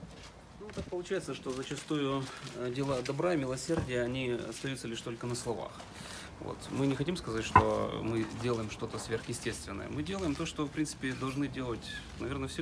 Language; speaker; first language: Russian; native; Russian